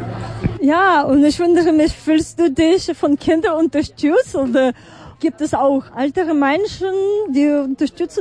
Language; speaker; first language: German; non-native, fluent; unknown